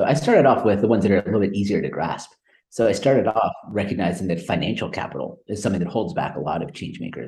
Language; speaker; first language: English; native; English